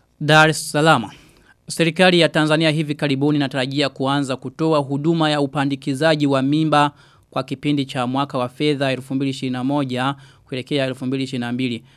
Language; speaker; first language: Swahili; non-native, local second language; Rundi